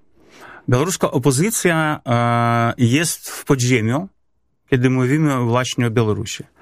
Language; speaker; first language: Polish; non-native, fluent; Belarusian